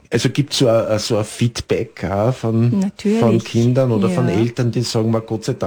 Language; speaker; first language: German; native; German